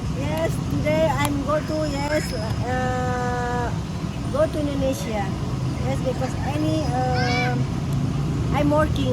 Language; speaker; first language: English; non-native, learner; Indonesian